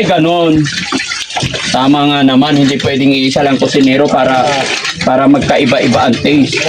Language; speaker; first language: Filipino; native; Filipino